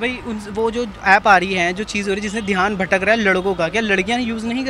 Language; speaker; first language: Hindi; native; Hindi